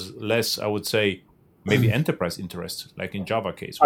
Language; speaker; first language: English; non-native, fluent; German